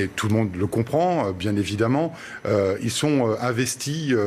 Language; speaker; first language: French; native; French